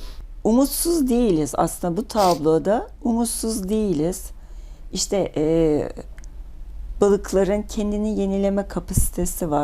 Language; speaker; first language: Turkish; native; Turkish